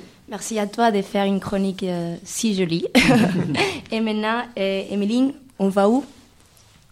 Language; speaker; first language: French; non-native, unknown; Spanish